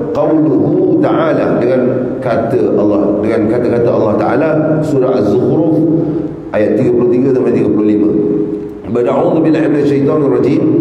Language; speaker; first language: Malay; native; Malay